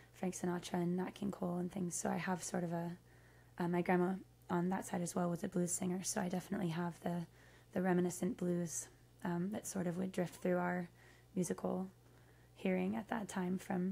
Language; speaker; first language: English; native; English